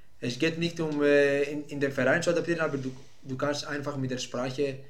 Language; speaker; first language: German; non-native, fluent; Greek